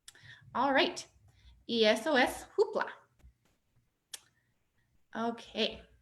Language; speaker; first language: Spanish; non-native, fluent; English